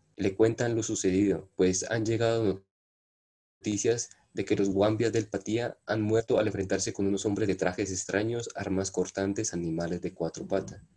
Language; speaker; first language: Spanish; non-native, local second language; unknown